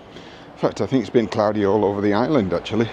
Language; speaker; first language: English; native; English